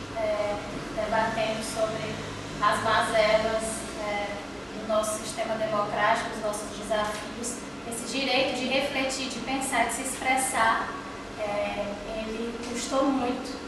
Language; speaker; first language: Portuguese; native; Portuguese